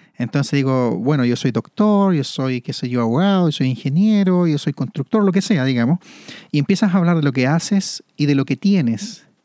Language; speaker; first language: Spanish; native; Spanish